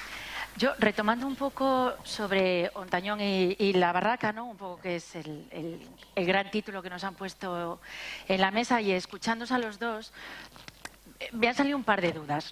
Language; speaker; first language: Spanish; native; Spanish